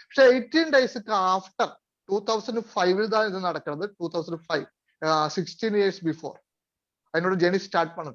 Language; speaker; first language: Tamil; non-native, learner; Malayalam